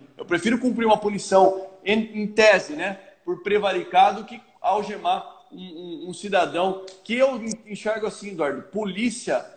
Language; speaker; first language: Portuguese; native; Portuguese